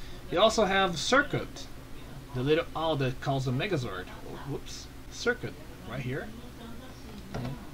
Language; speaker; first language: English; non-native, fluent; Portuguese